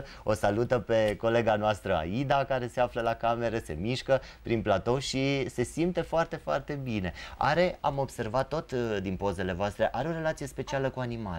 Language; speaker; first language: Romanian; native; Romanian